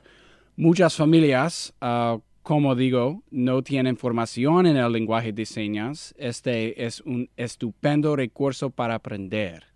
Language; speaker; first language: Spanish; non-native, learner; English